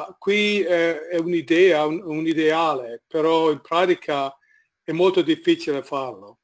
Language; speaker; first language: Italian; non-native, fluent; English